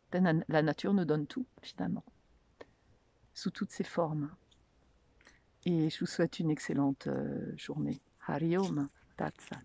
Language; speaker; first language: French; native; French